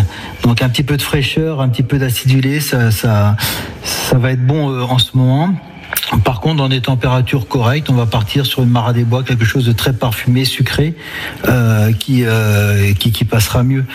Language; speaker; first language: French; native; French